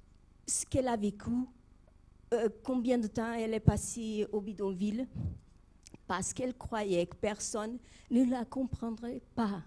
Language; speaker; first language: French; non-native, fluent; Portuguese